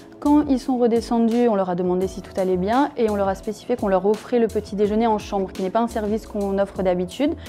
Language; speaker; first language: French; native; French